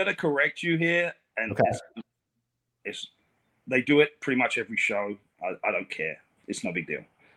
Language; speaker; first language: English; native; English